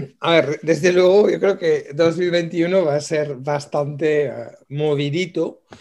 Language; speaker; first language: Spanish; non-native, fluent; French